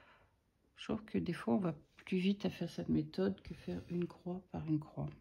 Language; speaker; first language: French; native; French